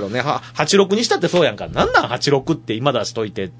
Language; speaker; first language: Japanese; native; Japanese